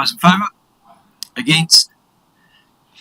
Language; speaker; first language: English; native; English